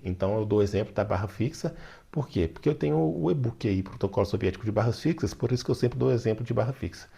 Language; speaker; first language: Portuguese; native; Portuguese